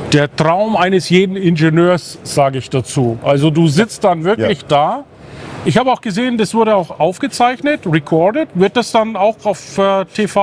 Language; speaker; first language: German; native; German